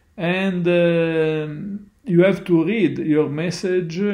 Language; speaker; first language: English; non-native, learner; Italian